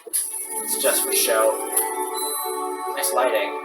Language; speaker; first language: English; native; English